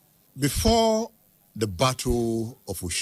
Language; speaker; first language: English; non-native, local second language; Yoruba